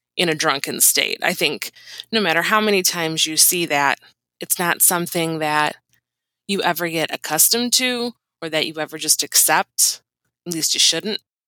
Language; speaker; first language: English; native; English